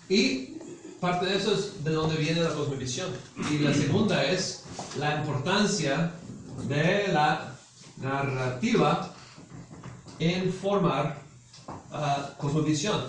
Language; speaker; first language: Spanish; non-native, fluent; English